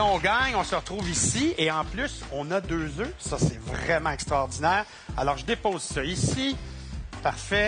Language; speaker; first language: French; native; French